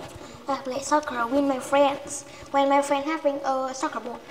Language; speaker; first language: English; non-native, learner; Vietnamese